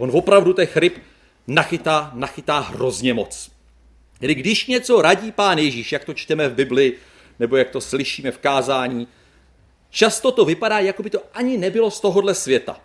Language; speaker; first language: Czech; native; Czech